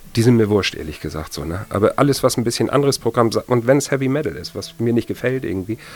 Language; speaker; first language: German; native; German